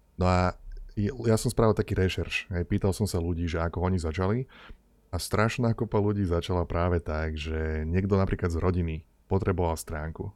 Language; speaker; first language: Slovak; native; Slovak